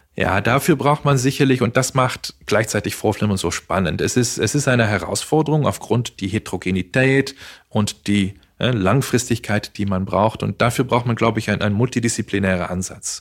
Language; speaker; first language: German; non-native, fluent; Dutch